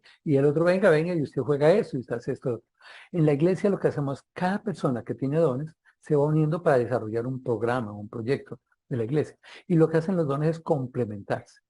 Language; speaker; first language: Spanish; native; Spanish